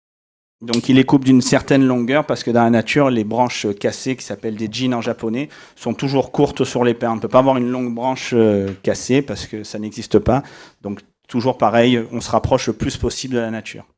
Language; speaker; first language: French; native; French